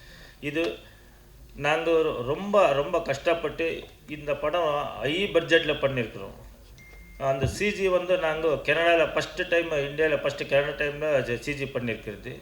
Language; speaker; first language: Tamil; non-native, learner; Kannada